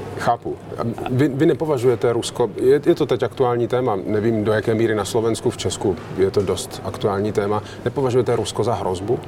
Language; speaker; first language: Czech; native; Czech